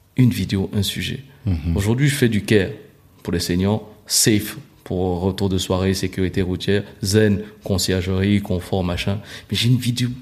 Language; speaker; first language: French; native; French